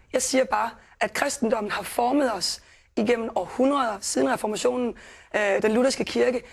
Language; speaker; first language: Danish; native; Danish